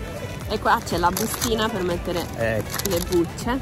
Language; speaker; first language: Italian; native; Italian